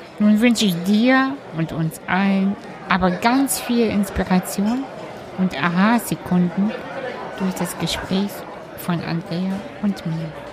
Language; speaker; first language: German; early bilingual, other home language; Russian